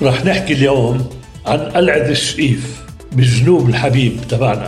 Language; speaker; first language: Arabic; native; Arabic